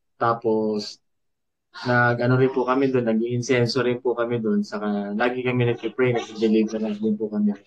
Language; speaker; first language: Filipino; native; Filipino